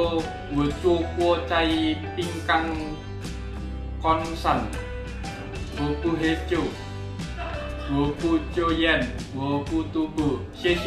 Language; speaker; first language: Chinese; non-native, learner; Javanese